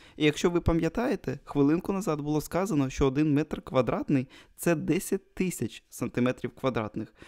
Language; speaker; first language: Ukrainian; non-native, local second language; Russian